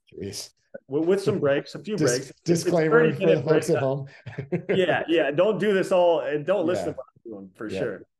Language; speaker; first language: English; native; English